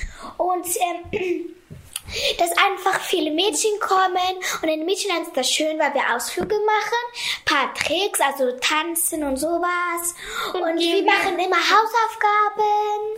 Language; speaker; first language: German; early bilingual, other home language; Kurdish